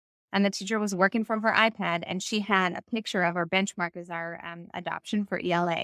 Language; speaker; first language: English; native; English